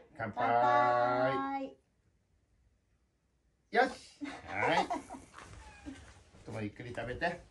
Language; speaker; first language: Japanese; native; Japanese